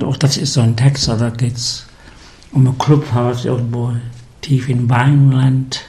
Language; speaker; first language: German; native; German